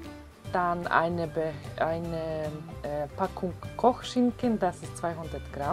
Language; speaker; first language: German; non-native, fluent; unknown